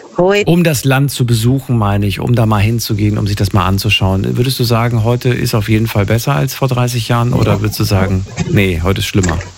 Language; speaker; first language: German; native; German